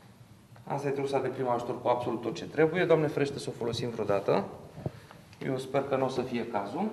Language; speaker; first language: Romanian; native; Romanian